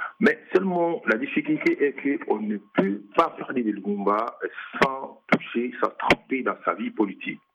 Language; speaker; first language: French; non-native, local second language; Lingala